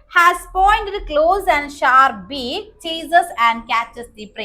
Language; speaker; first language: English; non-native, local second language; Malayalam